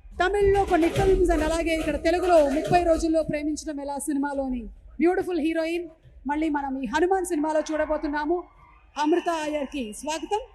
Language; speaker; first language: Telugu; native; Telugu